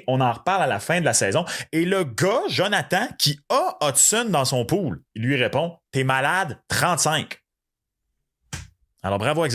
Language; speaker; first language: French; native; French